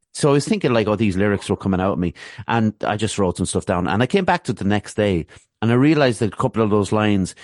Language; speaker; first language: English; native; English